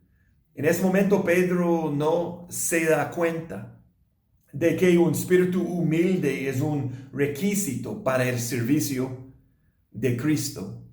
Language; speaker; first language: Spanish; non-native, learner; English